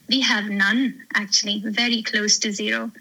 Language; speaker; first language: English; non-native, local second language; Hindi